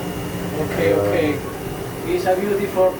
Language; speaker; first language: English; non-native, learner; Spanish